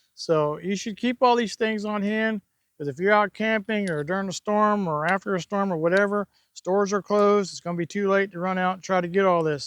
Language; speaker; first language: English; native; English